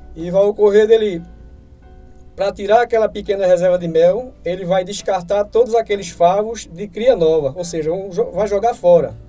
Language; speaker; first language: Portuguese; native; Portuguese